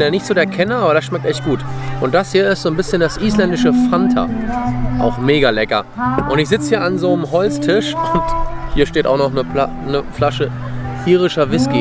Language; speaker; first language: German; native; German